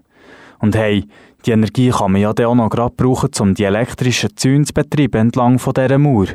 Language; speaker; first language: German; native; German